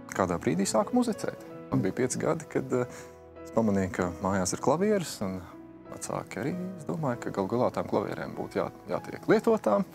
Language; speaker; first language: Latvian; native; Latvian